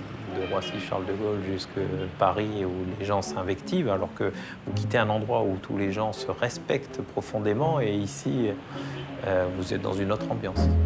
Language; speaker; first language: French; native; French